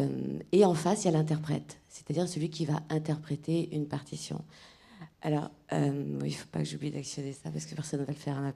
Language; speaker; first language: French; native; French